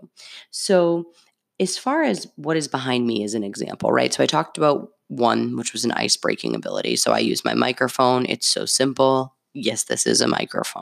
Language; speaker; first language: English; native; English